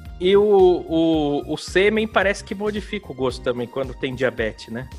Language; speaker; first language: Portuguese; native; Portuguese